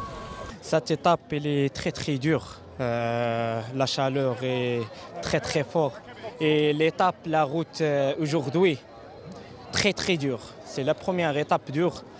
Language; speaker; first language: French; non-native, learner; Arabic